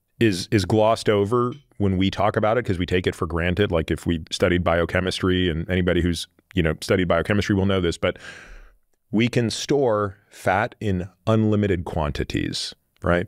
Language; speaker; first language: English; native; English